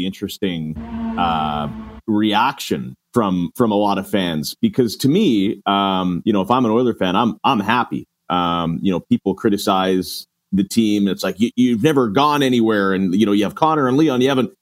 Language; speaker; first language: English; native; English